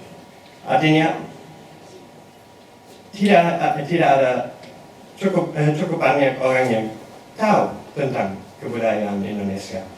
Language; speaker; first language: Indonesian; non-native, learner; German